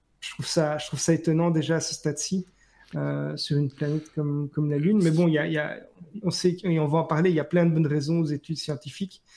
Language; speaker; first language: French; native; French